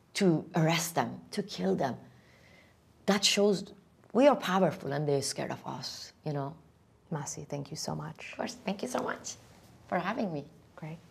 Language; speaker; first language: English; non-native, fluent; Persian